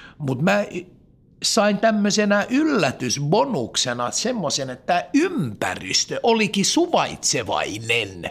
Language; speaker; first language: Finnish; non-native, local second language; Swedish